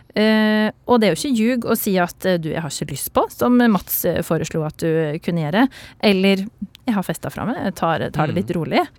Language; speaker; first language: Norwegian; native; Norwegian